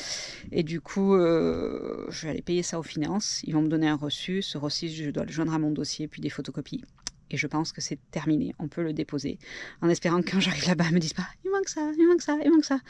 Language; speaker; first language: French; native; French